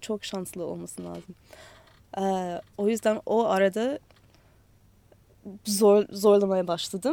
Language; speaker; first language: Turkish; non-native, learner; English